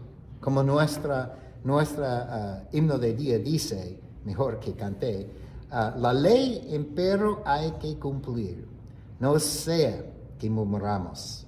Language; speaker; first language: Spanish; non-native, fluent; English